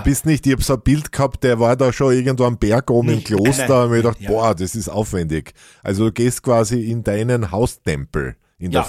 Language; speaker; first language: German; native; German